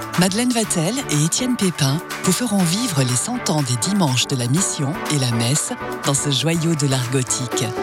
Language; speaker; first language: French; native; French